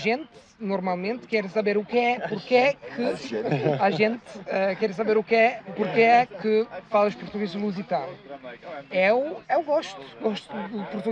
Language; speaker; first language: Portuguese; non-native, fluent; Italian